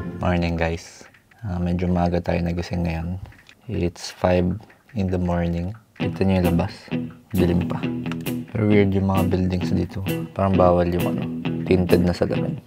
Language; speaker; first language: Filipino; native; Filipino